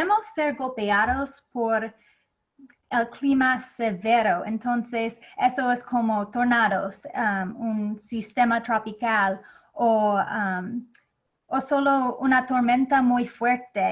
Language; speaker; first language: Spanish; non-native, fluent; English